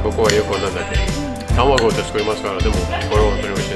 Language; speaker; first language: Japanese; non-native, fluent; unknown